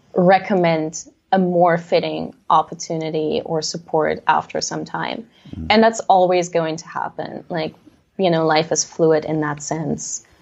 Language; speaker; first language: English; non-native, fluent; German